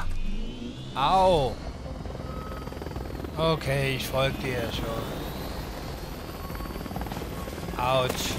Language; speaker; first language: German; native; German